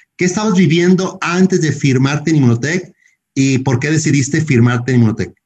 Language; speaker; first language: Spanish; native; Spanish